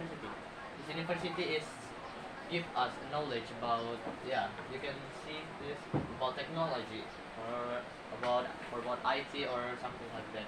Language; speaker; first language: English; non-native, learner; Indonesian